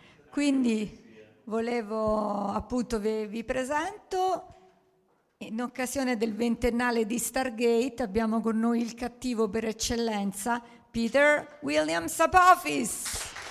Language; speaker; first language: Italian; native; Italian